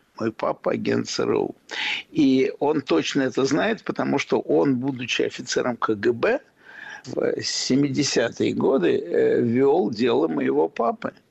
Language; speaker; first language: Russian; native; Russian